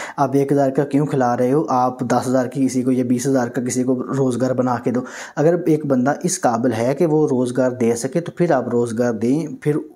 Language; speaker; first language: Urdu; non-native, local second language; Punjabi